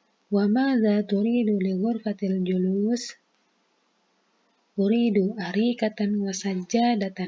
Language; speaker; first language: Arabic; non-native, fluent; Indonesian